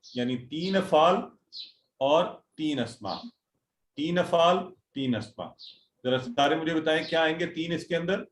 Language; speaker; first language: Urdu; native; Urdu